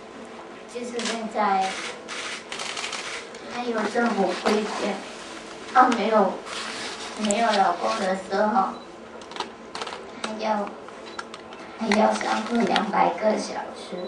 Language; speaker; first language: Chinese; non-native, fluent; Vietnamese